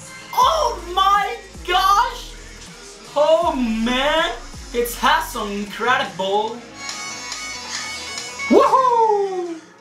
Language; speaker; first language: English; non-native, learner; Italian